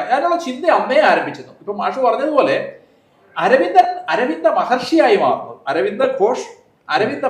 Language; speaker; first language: Malayalam; native; Malayalam